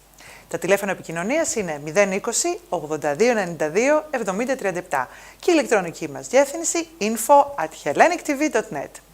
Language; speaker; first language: Greek; native; Greek